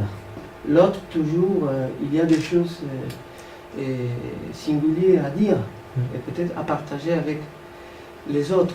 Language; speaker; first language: French; non-native, fluent; Spanish